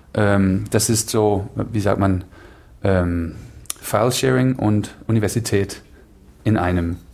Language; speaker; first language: German; non-native, learner; Danish